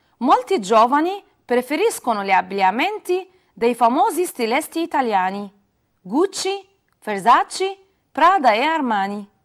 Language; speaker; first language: Italian; non-native, fluent; Arabic